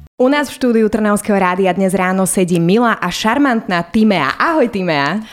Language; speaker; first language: Slovak; native; Slovak